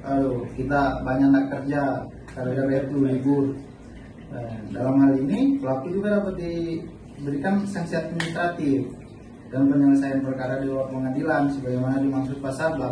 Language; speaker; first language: Indonesian; native; Indonesian